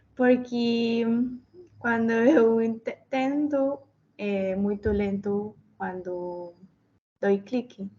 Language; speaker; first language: Portuguese; non-native, learner; Spanish